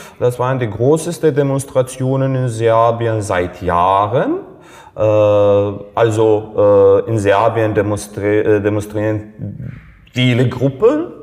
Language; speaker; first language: German; non-native, fluent; Serbian